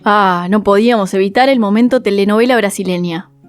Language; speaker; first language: Spanish; native; Spanish